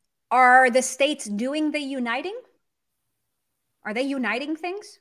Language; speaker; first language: English; native; English